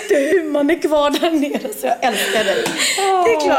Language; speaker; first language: Swedish; native; Swedish